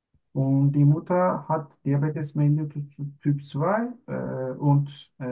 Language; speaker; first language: German; non-native, learner; Turkish